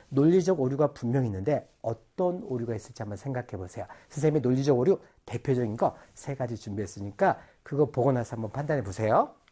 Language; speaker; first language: Korean; native; Korean